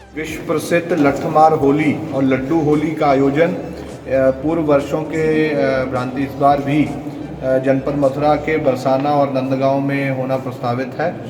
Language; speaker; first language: Hindi; native; Hindi